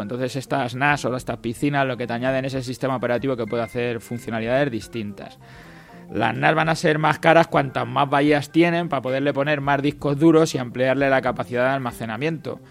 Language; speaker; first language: Spanish; native; Spanish